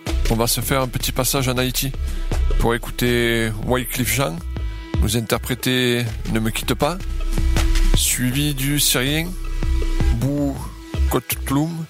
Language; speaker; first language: French; native; French